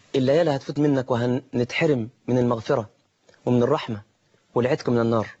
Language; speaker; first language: Arabic; native; Arabic